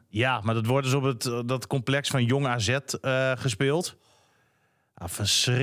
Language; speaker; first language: Dutch; native; Dutch